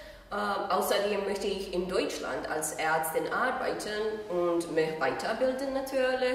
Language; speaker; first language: German; non-native, fluent; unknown